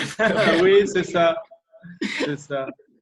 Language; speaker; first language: French; non-native, local second language; Arabic